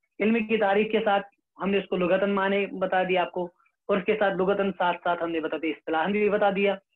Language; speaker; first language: Urdu; non-native, local second language; Kashmiri